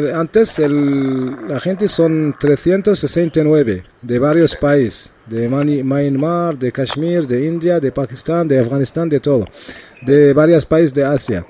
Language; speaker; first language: Spanish; non-native, learner; Arabic